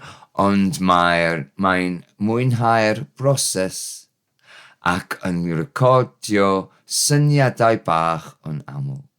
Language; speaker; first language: Welsh; non-native, learner; English